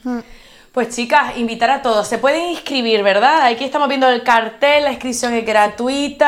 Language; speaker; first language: Spanish; native; Spanish